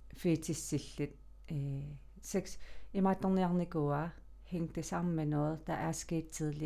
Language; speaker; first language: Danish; non-native, local second language; Kalaallisut